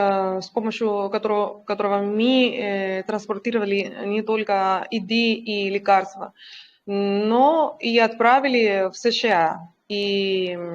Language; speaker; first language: Russian; non-native, learner; Spanish